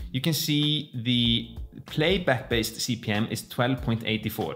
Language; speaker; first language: English; non-native, fluent; Icelandic